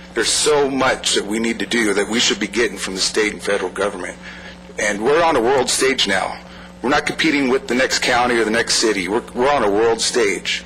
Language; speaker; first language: English; native; English